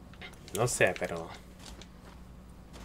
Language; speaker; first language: Spanish; early bilingual, heritage; Spanish